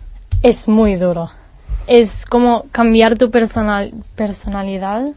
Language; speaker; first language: Spanish; non-native, learner; Hebrew